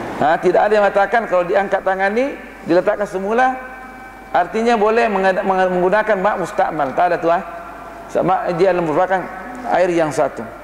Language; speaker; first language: Malay; non-native, fluent; Arabic